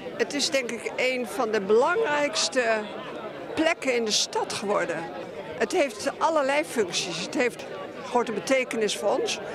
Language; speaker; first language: Dutch; native; Dutch